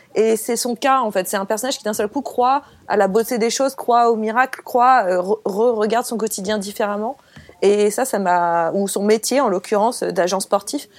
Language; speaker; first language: French; native; French